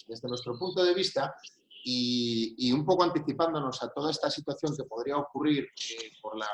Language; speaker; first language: Spanish; native; Spanish